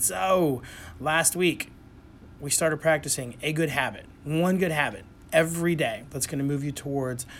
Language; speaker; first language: English; native; English